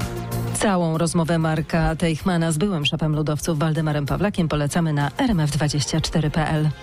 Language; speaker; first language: Polish; native; Polish